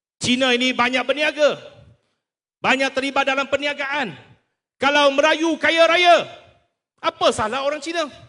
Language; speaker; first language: Malay; non-native, local second language; Chinese